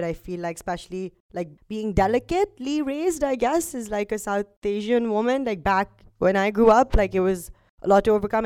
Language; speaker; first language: English; non-native, local second language; Urdu